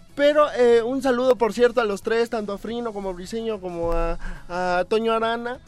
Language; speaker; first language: Spanish; native; Spanish